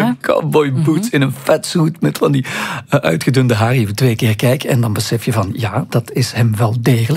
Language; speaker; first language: Dutch; native; Dutch